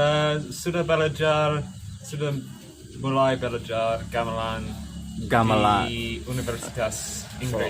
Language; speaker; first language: Indonesian; non-native, fluent; English